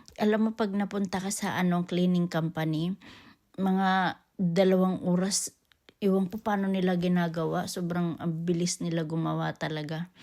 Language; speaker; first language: Filipino; non-native, local second language; Cebuano